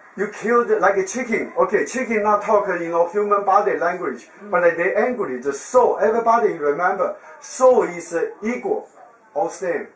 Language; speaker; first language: English; non-native, learner; Chinese